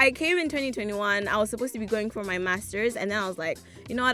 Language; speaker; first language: English; non-native, local second language; Nyanja